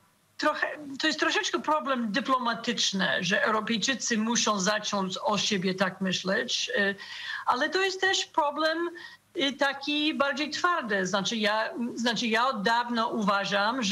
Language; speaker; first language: Polish; non-native, fluent; English